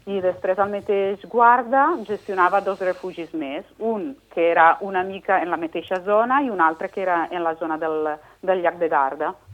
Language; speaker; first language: Catalan; non-native, fluent; Italian